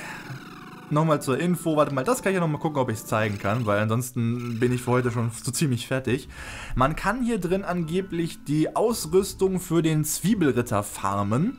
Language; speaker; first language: German; native; German